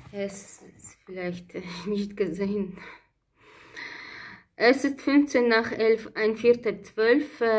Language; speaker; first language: German; non-native, fluent; Russian